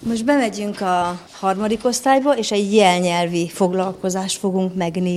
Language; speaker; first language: Hungarian; native; Hungarian